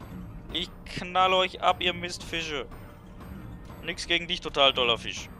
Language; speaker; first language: German; native; German